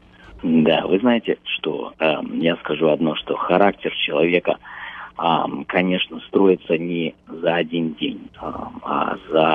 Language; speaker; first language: Russian; early bilingual, heritage; Russian